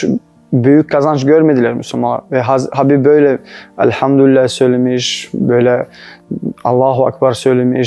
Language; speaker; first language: Turkish; non-native, learner; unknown